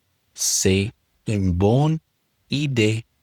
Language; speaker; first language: French; non-native, learner; English